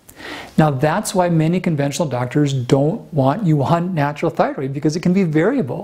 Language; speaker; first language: English; native; English